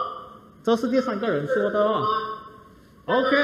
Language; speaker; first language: Chinese; non-native, fluent; Thai